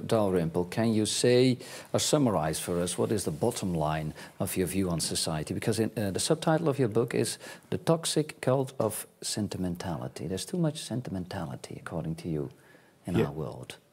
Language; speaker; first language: English; non-native, fluent; Dutch